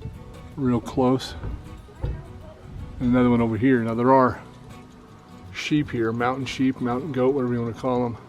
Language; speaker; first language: English; native; English